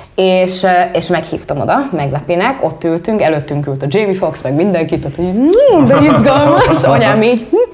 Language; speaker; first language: Hungarian; early bilingual, heritage; Hungarian